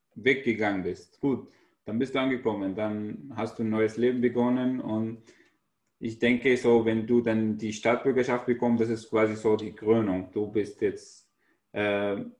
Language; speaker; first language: German; non-native, fluent; Arabic